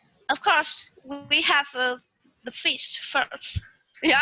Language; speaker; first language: English; non-native, learner; Vietnamese